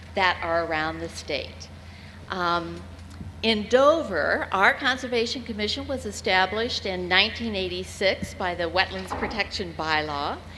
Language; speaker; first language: English; native; English